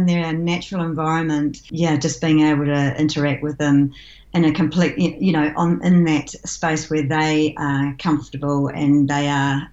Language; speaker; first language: English; native; English